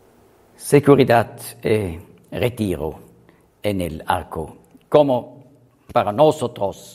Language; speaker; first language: Spanish; non-native, learner; German